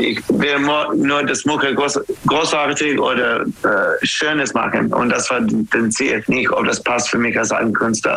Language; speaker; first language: German; non-native, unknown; English